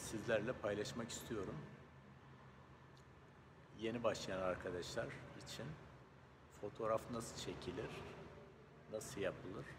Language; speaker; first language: Turkish; native; Turkish